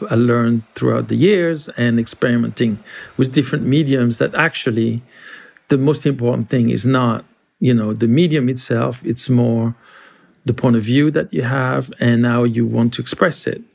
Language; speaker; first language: English; non-native, fluent; French